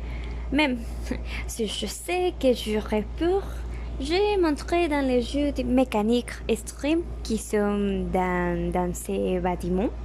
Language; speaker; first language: French; non-native, learner; Spanish